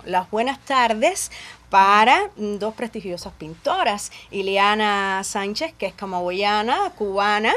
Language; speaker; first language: Spanish; native; Spanish